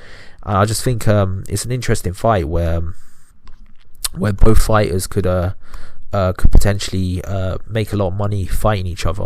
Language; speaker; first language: English; native; English